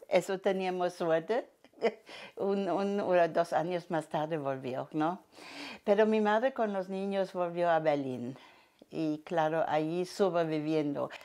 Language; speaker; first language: Spanish; non-native, fluent; German